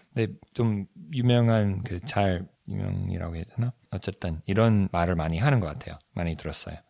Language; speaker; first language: Korean; non-native, fluent; English